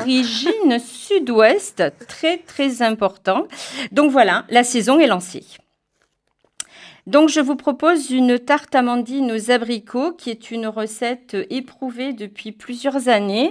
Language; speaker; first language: French; native; French